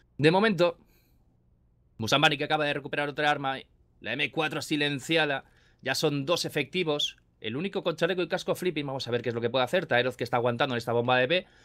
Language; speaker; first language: Spanish; native; Spanish